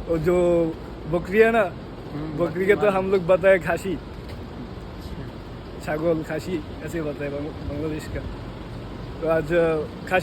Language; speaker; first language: Hindi; non-native, learner; Bangla